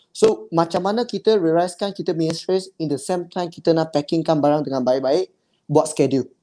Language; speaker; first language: Malay; non-native, local second language; Chinese